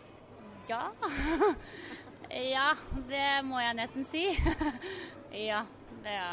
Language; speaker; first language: Norwegian; non-native, fluent; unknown